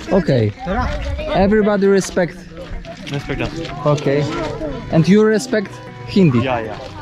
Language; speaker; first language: English; non-native, learner; Polish